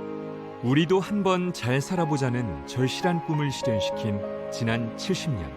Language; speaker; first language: Korean; native; Korean